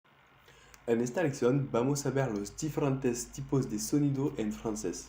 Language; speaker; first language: Spanish; non-native, fluent; French